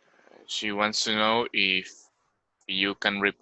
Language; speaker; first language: English; non-native, learner; Spanish